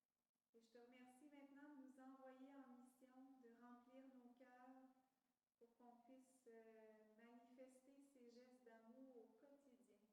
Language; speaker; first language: French; native; French